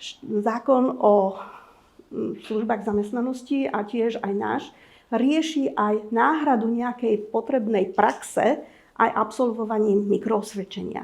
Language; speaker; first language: Slovak; native; Slovak